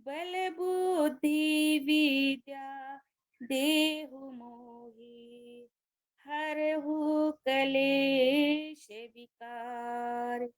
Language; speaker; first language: Hindi; non-native, local second language; Marathi